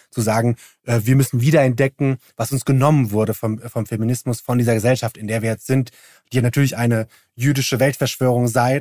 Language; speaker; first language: German; early bilingual, other home language; Turkish